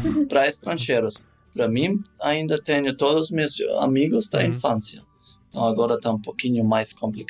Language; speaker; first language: Portuguese; non-native, learner; German